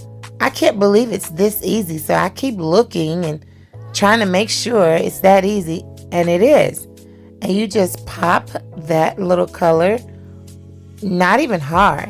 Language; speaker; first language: English; native; English